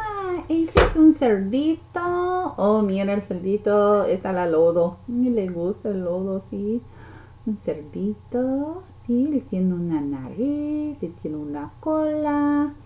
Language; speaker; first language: Spanish; non-native, learner; English